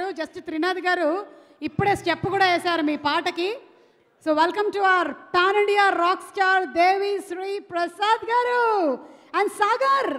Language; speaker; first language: Telugu; native; Telugu